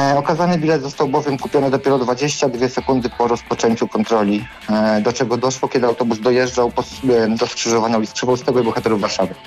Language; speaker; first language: Polish; native; Polish